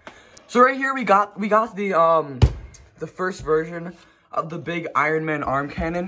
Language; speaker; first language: English; native; English